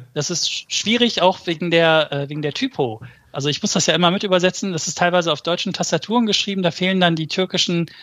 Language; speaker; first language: German; early bilingual, other home language; Turkish